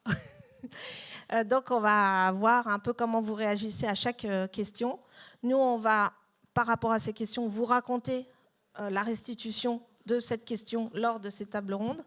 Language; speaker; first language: French; native; French